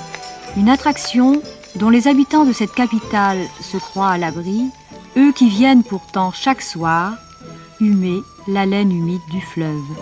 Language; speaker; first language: French; native; French